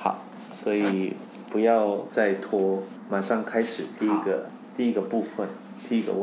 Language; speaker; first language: Chinese; non-native, fluent; Korean